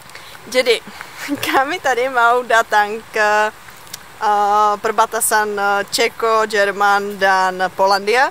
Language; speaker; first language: Indonesian; non-native, fluent; Czech